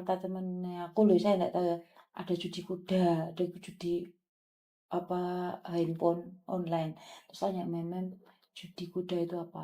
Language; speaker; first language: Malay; non-native, local second language; Javanese